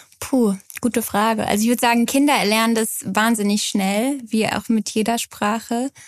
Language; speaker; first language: German; native; German